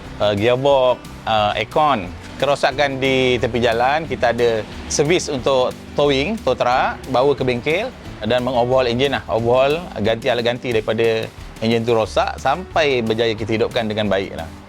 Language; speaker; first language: Malay; native; Malay